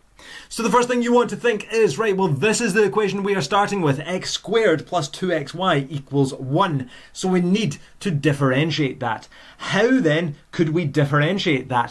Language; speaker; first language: English; native; English